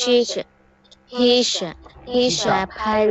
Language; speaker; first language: English; non-native, learner; Vietnamese